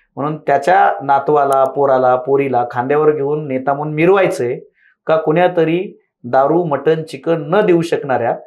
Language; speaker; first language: Marathi; native; Marathi